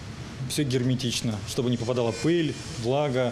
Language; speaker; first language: Russian; native; Russian